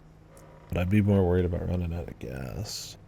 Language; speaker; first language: English; native; English